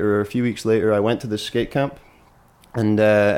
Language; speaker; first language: English; native; English